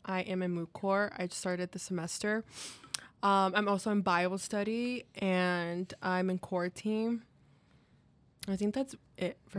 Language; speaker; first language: English; early bilingual, other home language; Spanish